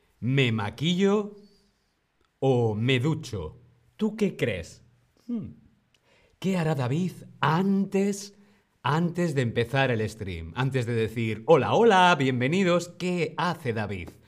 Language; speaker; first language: Spanish; non-native, fluent; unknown